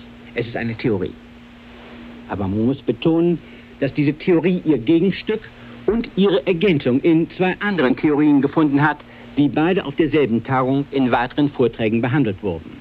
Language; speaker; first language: German; native; German